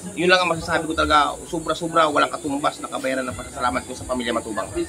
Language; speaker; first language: Filipino; native; Filipino